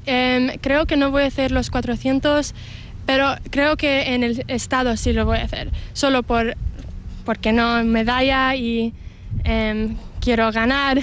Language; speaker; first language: Spanish; early bilingual, heritage; Spanish